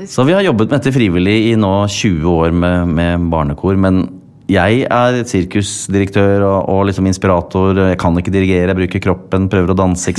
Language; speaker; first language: Norwegian; native; Norwegian